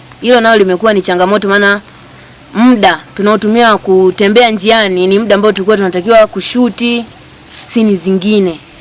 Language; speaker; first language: Swahili; native; Swahili